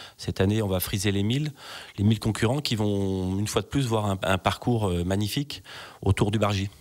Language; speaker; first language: French; native; French